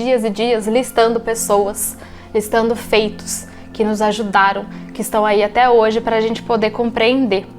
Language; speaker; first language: Portuguese; native; Portuguese